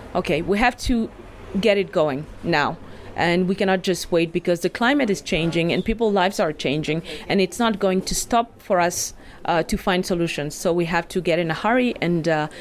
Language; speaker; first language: English; non-native, fluent; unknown